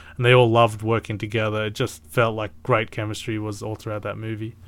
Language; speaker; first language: English; early bilingual, other home language; Filipino